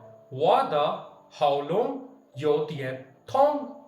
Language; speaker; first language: Chinese; non-native, fluent; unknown